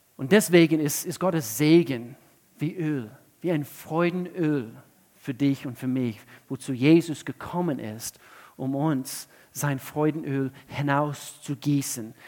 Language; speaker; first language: German; non-native, fluent; English